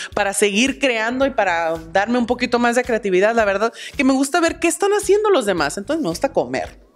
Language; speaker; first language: Spanish; early bilingual, heritage; Spanish